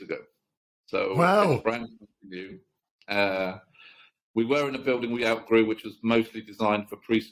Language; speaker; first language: English; native; English